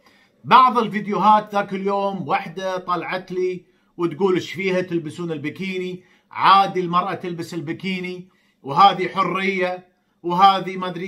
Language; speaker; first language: Arabic; native; Arabic